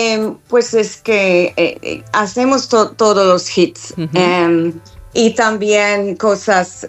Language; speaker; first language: Spanish; non-native, learner; English